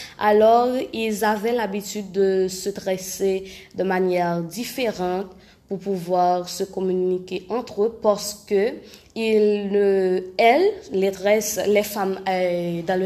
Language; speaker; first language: French; non-native, local second language; Haitian Creole